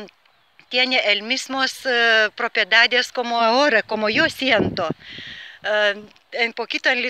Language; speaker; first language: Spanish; non-native, learner; Lithuanian